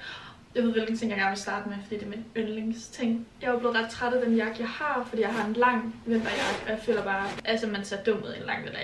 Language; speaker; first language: Danish; native; Danish